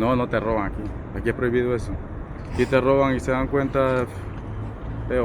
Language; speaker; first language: Spanish; native; Spanish